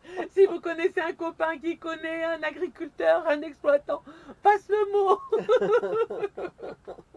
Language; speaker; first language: French; native; French